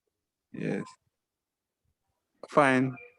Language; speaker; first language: English; non-native, learner; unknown